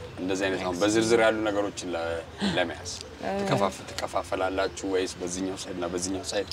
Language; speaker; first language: Amharic; native; Amharic